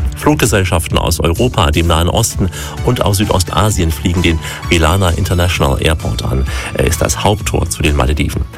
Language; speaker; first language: German; native; German